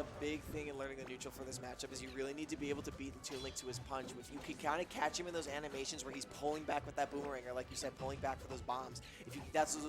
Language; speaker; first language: English; native; English